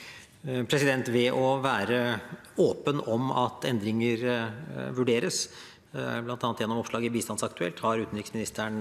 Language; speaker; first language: Norwegian; native; Norwegian